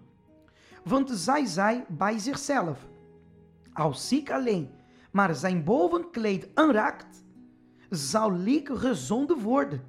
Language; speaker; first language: Dutch; non-native, fluent; Portuguese